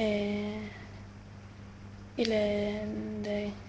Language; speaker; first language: French; non-native, learner; Swedish